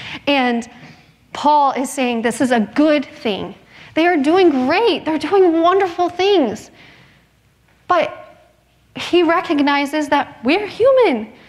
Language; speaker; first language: English; native; English